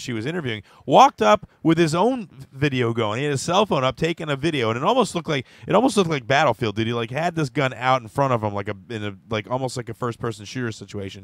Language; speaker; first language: English; native; English